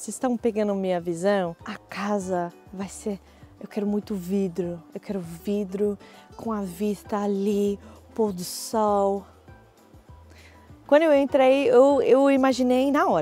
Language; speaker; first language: Portuguese; non-native, fluent; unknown